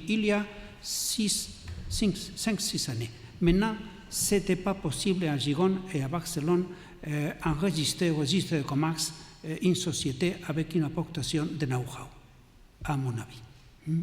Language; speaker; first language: French; non-native, learner; Catalan